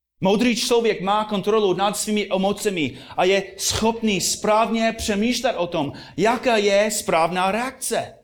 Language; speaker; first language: Czech; non-native, fluent; English